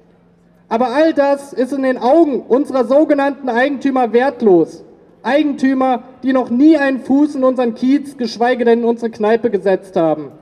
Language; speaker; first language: German; native; German